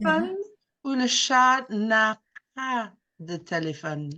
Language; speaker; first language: French; non-native, fluent; English